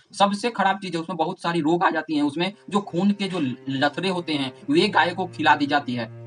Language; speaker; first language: Hindi; native; Hindi